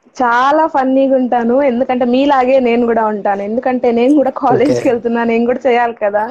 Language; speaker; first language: Telugu; non-native, local second language; Tamil